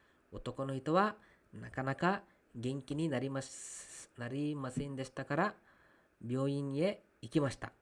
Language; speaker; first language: Japanese; non-native, fluent; Kannada